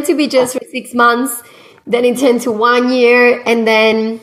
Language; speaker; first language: English; non-native, fluent; Spanish